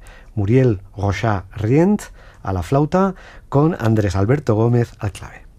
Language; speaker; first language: Spanish; native; Spanish